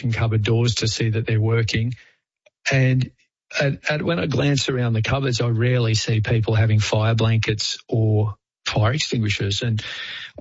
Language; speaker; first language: English; native; English